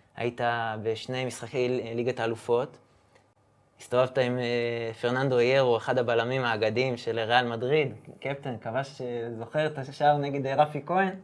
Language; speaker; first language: Hebrew; native; Hebrew